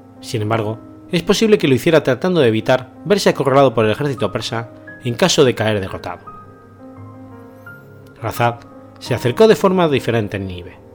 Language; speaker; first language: Spanish; native; Spanish